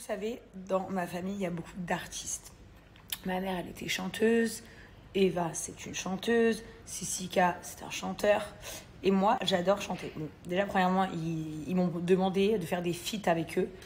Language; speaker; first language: French; native; French